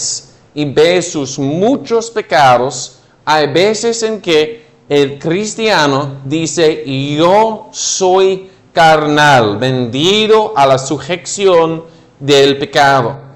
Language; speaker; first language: Spanish; non-native, fluent; English